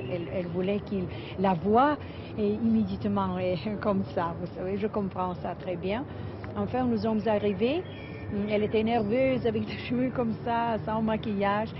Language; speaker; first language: French; non-native, fluent; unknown